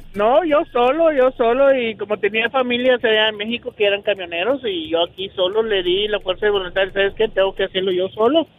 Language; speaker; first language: Spanish; native; Spanish